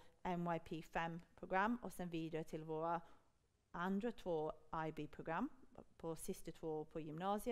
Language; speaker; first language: Swedish; non-native, fluent; English